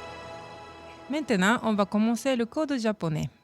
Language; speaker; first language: French; non-native, learner; Japanese